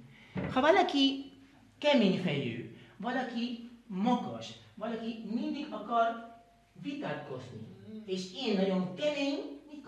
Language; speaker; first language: Hungarian; non-native, learner; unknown